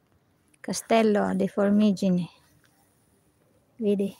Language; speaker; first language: Italian; non-native, learner; Filipino